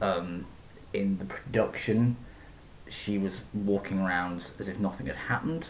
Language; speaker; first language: English; native; English